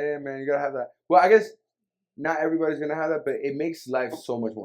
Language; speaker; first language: English; native; English